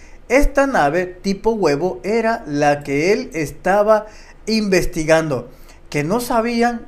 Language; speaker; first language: Spanish; native; Spanish